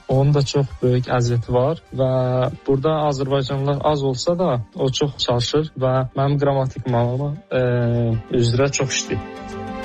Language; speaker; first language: Azerbaijani; early bilingual, heritage; Azerbaijani